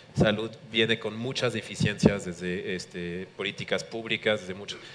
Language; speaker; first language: Spanish; non-native, fluent; French